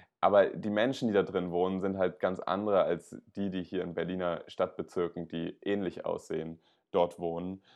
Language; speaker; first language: German; native; German